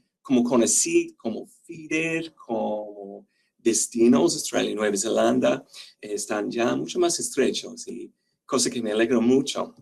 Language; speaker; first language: Spanish; non-native, fluent; English